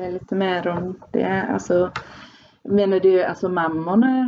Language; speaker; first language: Swedish; non-native, fluent; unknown